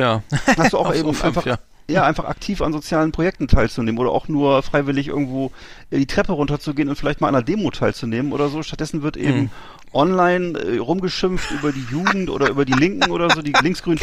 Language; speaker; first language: German; native; German